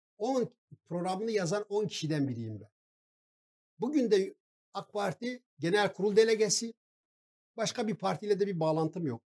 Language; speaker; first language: Turkish; non-native, local second language; Kurdish